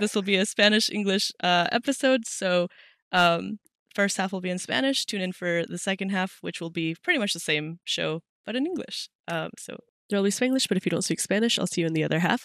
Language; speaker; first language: English; early bilingual, other home language; Spanish